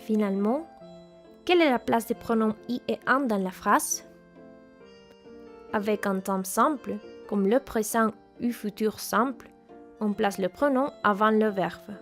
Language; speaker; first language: French; non-native, fluent; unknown